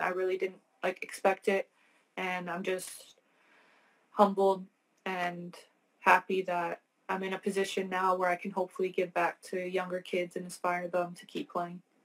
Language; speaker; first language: English; early bilingual, other home language; Spanish